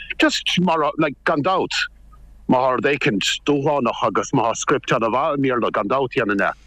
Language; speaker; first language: Irish; native; Irish